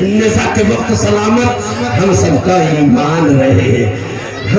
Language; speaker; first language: Hindi; native; Hindi